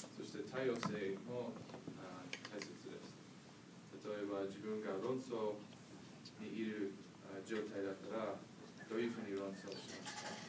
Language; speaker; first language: Japanese; non-native, learner; English